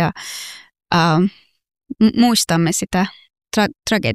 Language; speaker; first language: Finnish; non-native, fluent; Persian